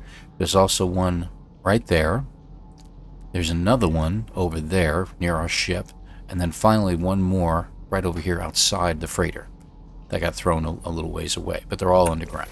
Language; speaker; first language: English; native; English